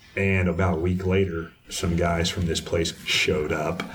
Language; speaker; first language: English; native; English